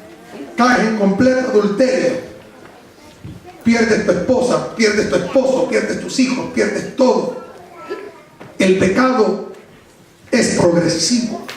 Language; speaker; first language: Spanish; native; Spanish